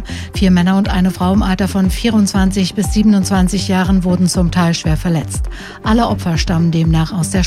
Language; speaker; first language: German; native; German